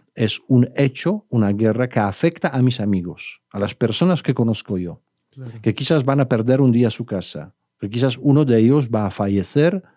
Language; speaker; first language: Spanish; non-native, fluent; Polish